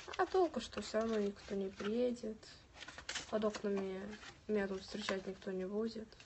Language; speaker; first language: Russian; native; Russian